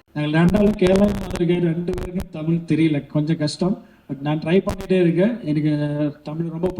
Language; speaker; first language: Tamil; non-native, learner; Malayalam